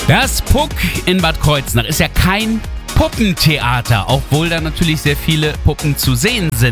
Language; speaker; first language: German; native; German